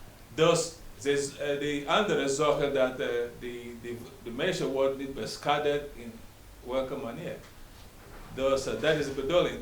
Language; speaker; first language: Dutch; non-native, learner; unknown